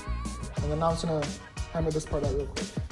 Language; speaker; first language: English; native; English